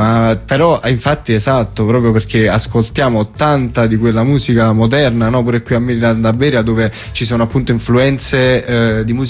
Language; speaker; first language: Italian; native; Italian